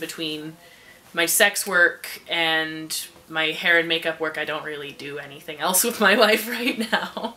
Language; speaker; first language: English; native; English